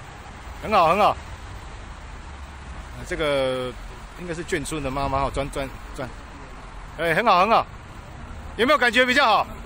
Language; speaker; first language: Chinese; native; Chinese